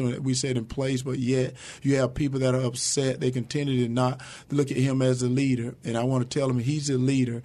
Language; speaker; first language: English; native; English